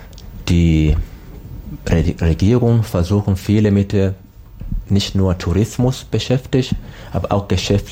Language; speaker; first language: German; non-native, learner; Swahili